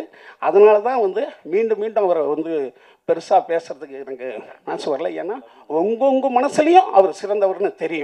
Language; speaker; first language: Tamil; native; Tamil